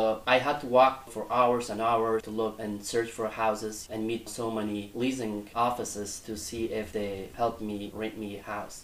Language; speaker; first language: English; non-native, fluent; Persian